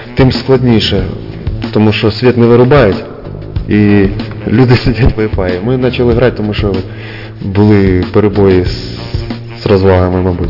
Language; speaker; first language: Ukrainian; native; Ukrainian